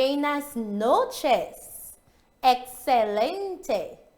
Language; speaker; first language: Spanish; non-native, fluent; English